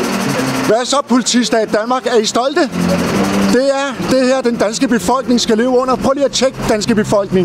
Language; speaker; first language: Danish; native; Danish